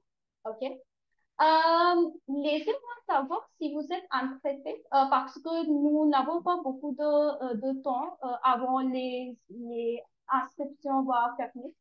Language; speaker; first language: French; non-native, learner; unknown